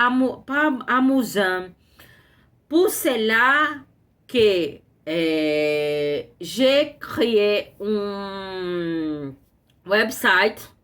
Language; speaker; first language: French; non-native, learner; Portuguese